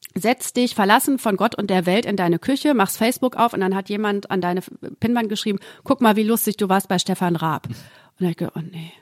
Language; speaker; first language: German; native; German